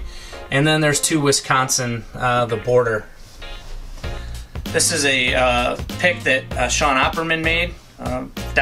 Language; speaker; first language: English; native; English